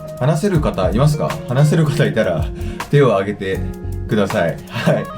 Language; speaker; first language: Japanese; native; Japanese